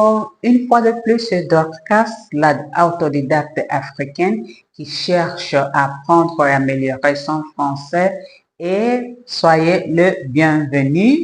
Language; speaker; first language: French; non-native, learner; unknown